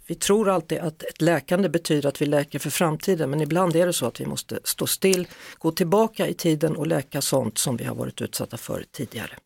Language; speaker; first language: Swedish; native; Swedish